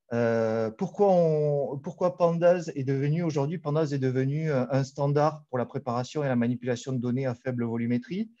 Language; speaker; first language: French; native; French